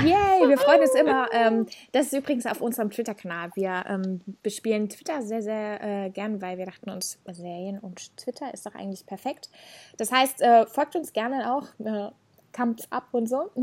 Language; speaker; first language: German; native; German